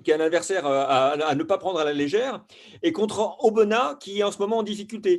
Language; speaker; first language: French; native; French